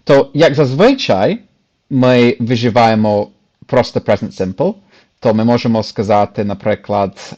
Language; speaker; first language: Ukrainian; non-native, fluent; English